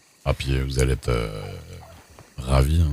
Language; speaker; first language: French; native; French